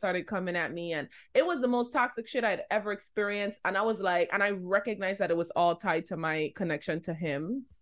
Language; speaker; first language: English; native; English